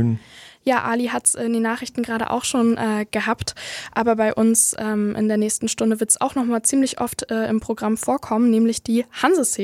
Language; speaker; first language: German; native; German